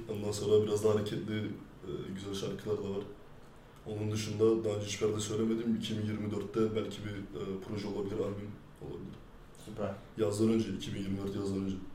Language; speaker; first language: Turkish; early bilingual, heritage; French